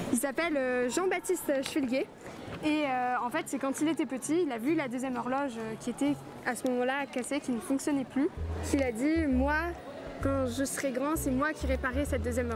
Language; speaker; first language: French; native; French